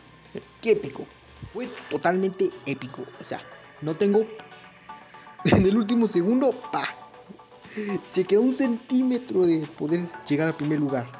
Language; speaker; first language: Spanish; native; Spanish